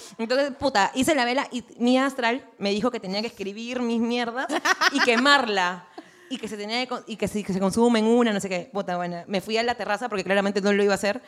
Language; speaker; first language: Spanish; native; Spanish